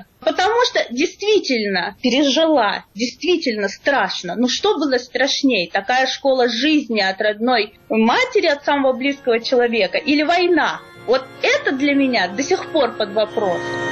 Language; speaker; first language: Russian; native; Russian